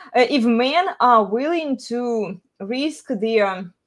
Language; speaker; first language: English; non-native, fluent; Russian